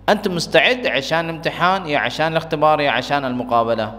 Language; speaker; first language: Arabic; non-native, fluent; Urdu